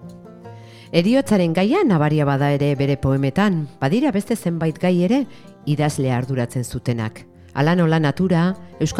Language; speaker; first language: Basque; native; Basque